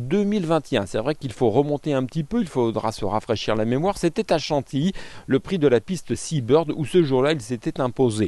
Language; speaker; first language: French; native; French